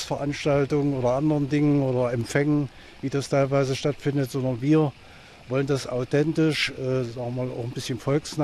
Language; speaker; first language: German; native; German